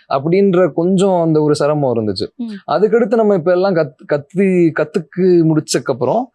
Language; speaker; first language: Tamil; native; Tamil